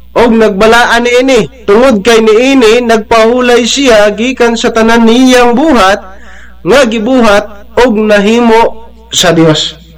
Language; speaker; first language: Cebuano; non-native, local second language; Bikol